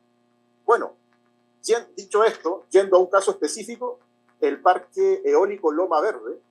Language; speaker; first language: Spanish; native; Spanish